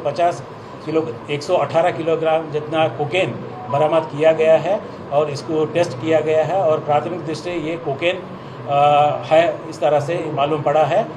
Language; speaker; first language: Hindi; non-native, local second language; Gujarati